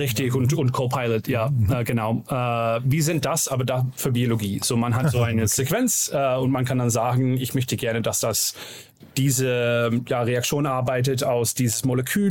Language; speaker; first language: German; non-native, learner; Dutch